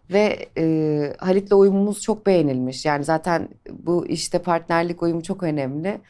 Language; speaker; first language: Turkish; native; Turkish